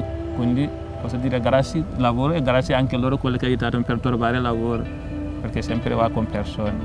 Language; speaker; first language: Italian; non-native, learner; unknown